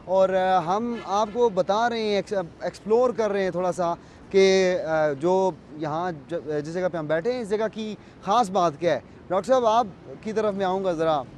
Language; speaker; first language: Urdu; non-native, local second language; Pahari-Potwari